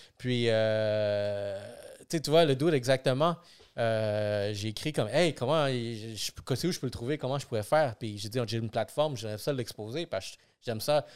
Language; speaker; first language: French; early bilingual, other home language; Spanish